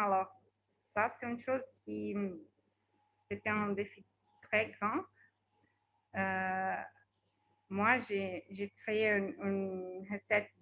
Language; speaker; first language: French; non-native, fluent; Portuguese